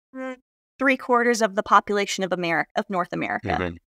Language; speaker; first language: English; native; English